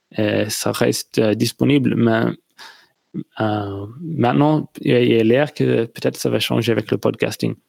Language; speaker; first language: French; non-native, learner; English